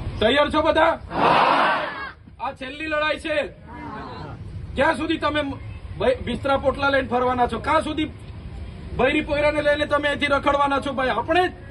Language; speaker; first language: Gujarati; non-native, local second language; Vasavi